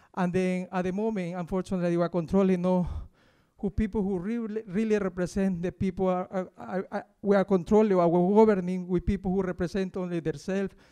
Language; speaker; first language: English; non-native, fluent; Spanish